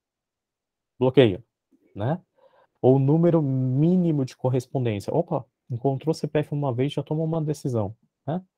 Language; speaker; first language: Portuguese; native; Portuguese